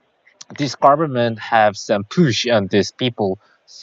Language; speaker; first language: English; non-native, learner; Korean